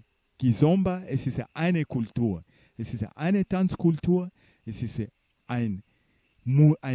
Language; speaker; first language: German; non-native, fluent; Portuguese